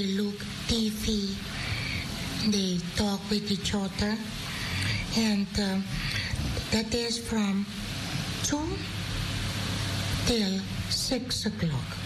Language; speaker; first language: English; non-native, learner; Dutch